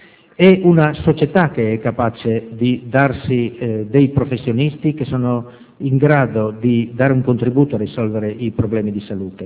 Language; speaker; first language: Italian; native; Italian